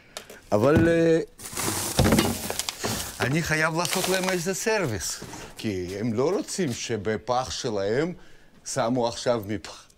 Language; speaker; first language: Hebrew; non-native, fluent; Russian